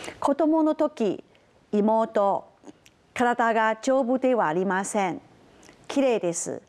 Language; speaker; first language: Japanese; non-native, fluent; Chinese